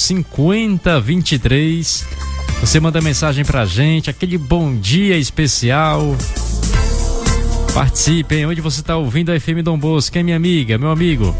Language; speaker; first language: Portuguese; native; Portuguese